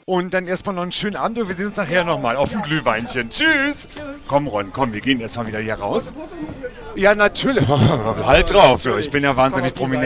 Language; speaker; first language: German; native; German